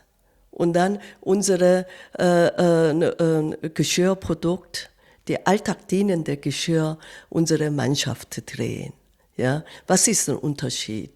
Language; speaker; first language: German; non-native, fluent; Korean